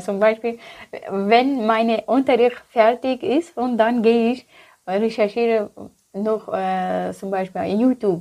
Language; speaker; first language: German; non-native, learner; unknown